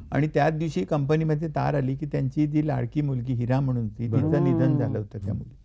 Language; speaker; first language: Marathi; native; Marathi